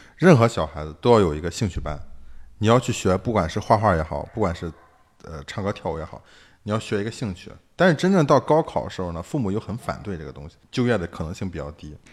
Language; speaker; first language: Chinese; native; Chinese